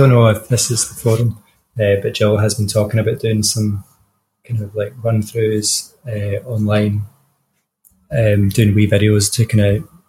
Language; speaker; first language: English; native; English